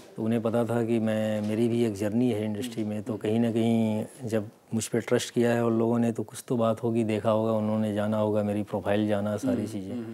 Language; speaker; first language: Hindi; native; Hindi